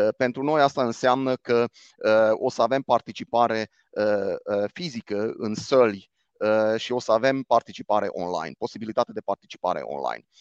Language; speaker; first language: Romanian; non-native, local second language; Hungarian